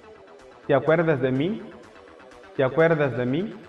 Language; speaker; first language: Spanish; non-native, fluent; Portuguese